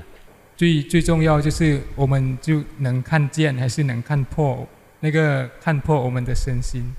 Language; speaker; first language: Chinese; non-native, fluent; Thai